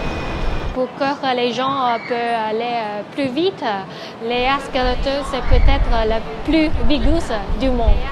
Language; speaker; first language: French; non-native, learner; Cantonese